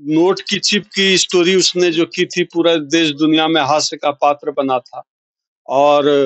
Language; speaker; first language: Hindi; native; Hindi